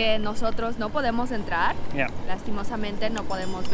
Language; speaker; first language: Spanish; non-native, local second language; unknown